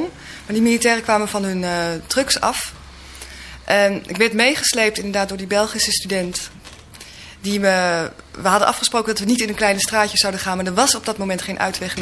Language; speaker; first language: Dutch; native; Dutch